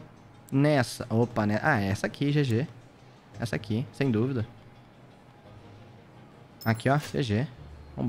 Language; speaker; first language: Portuguese; native; Portuguese